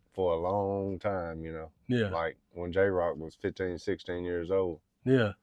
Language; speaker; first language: English; native; English